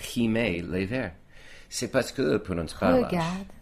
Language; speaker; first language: French; non-native, fluent; English